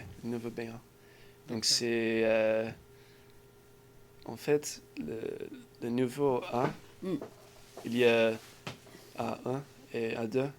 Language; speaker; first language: French; non-native, learner; English